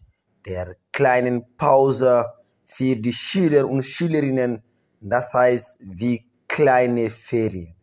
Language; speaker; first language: German; non-native, learner; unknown